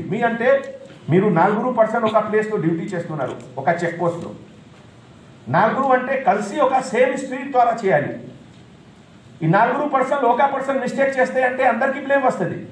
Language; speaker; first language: Telugu; non-native, fluent; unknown